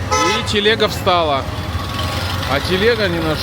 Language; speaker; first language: Russian; native; Russian